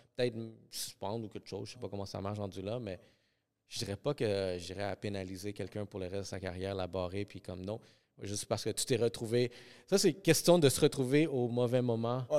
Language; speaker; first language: French; early bilingual, other home language; Spanish